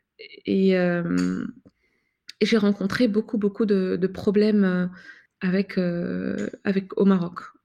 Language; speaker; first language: French; non-native, fluent; Arabic